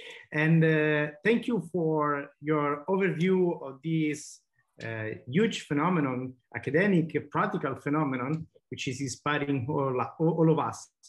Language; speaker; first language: English; non-native, fluent; Italian